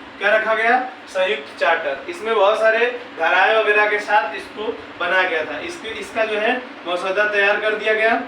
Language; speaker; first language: Hindi; native; Hindi